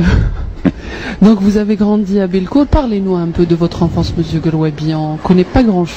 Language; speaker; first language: French; non-native, local second language; Arabic